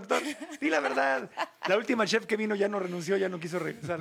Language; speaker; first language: Spanish; native; Spanish